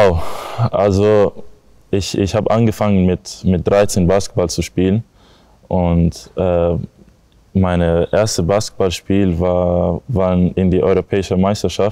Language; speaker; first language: German; non-native, learner; English